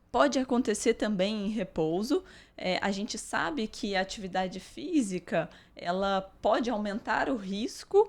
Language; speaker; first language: Portuguese; native; Portuguese